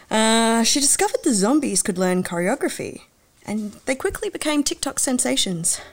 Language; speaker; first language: English; native; English